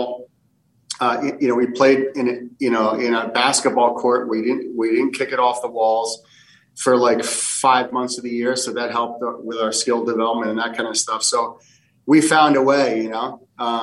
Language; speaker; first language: English; early bilingual, other home language; Portuguese